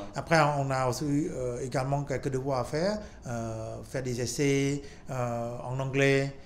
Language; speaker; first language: French; non-native, fluent; Khmer